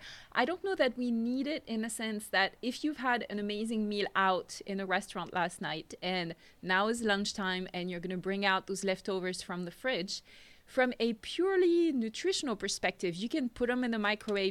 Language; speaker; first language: English; non-native, fluent; French